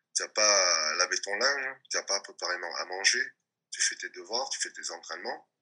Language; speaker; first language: French; non-native, local second language; Réunion Creole French